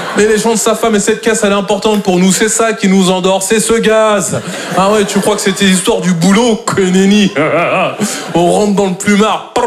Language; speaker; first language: French; native; French